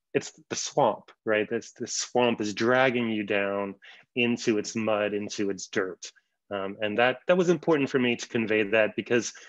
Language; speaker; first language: English; native; English